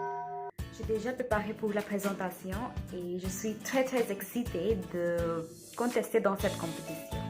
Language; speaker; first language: French; non-native, learner; Hindi